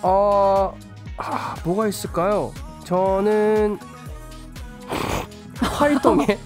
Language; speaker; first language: Korean; early bilingual, heritage; Korean